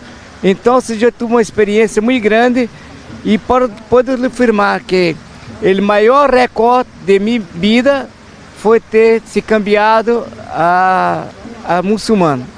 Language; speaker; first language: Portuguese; non-native, learner; Spanish